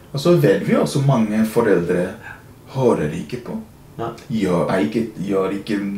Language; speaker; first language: Norwegian; non-native, fluent; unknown